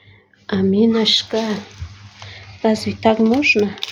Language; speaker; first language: Russian; non-native, fluent; Tajik